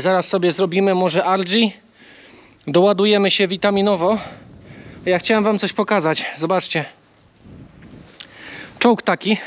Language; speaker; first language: Polish; native; Polish